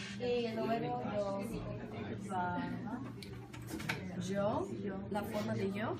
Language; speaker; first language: Spanish; non-native, fluent; English